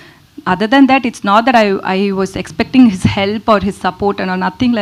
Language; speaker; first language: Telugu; non-native, learner; Tamil